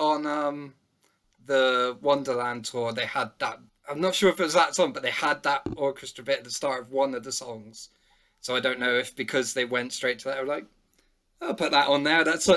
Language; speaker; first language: English; native; English